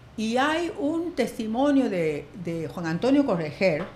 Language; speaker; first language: Spanish; native; Spanish